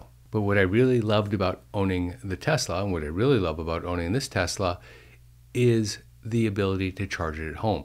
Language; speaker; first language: English; native; English